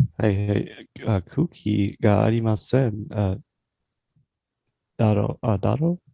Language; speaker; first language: Japanese; non-native, learner; English